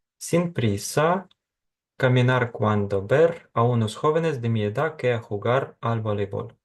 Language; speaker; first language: Spanish; non-native, fluent; Ukrainian